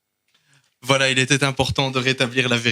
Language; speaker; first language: French; native; French